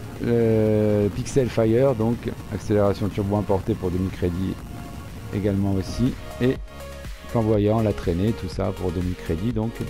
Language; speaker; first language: French; native; French